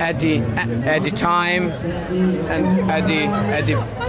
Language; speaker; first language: English; non-native, learner; Hungarian